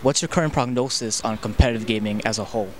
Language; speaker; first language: English; native; English